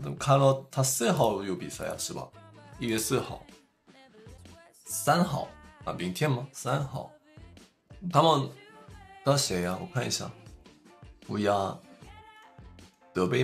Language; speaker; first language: Chinese; non-native, fluent; Korean